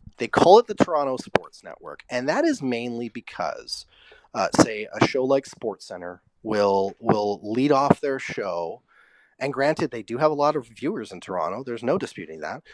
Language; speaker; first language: English; native; English